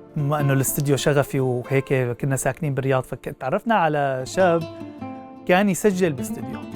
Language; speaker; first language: Arabic; native; Arabic